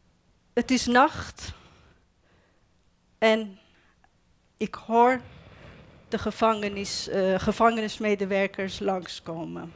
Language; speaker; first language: Dutch; non-native, fluent; Persian